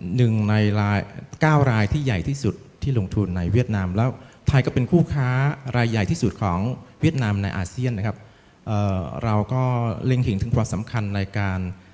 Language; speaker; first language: Thai; non-native, fluent; Vietnamese